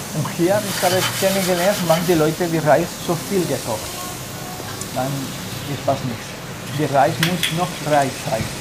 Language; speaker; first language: German; non-native, learner; Spanish